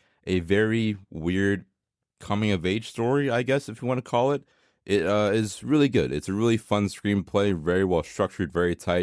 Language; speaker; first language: English; native; English